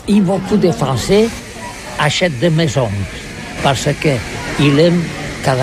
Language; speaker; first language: French; non-native, learner; Catalan